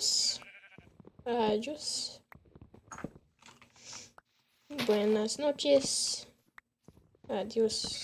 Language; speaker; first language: Spanish; non-native, learner; English